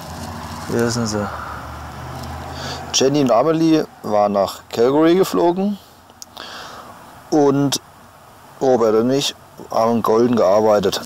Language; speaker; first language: German; native; German